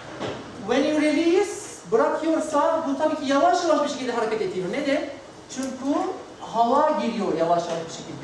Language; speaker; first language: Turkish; non-native, learner; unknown